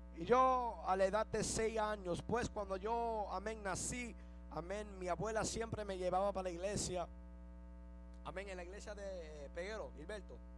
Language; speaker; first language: Spanish; early bilingual, heritage; Spanish